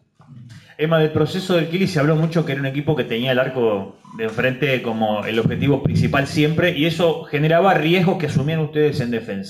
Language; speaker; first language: Spanish; native; Spanish